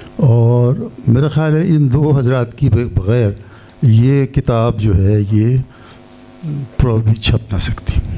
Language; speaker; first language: Urdu; native; Urdu